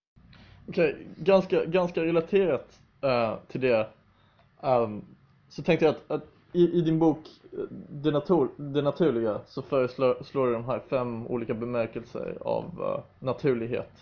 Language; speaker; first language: Swedish; native; Swedish